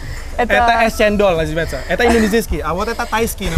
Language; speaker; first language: Russian; non-native, fluent; Indonesian